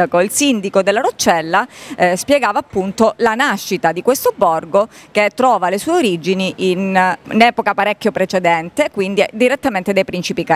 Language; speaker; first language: Italian; native; Italian